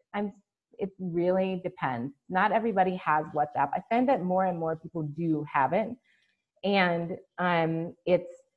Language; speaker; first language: English; native; English